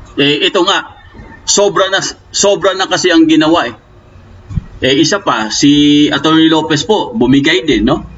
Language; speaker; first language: Filipino; non-native, local second language; Cebuano